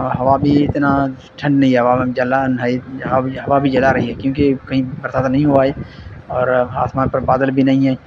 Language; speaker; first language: Urdu; non-native, local second language; Sindhi